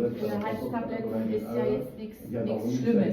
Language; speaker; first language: German; native; German